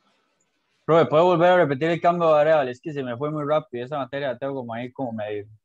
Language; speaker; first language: Spanish; native; Spanish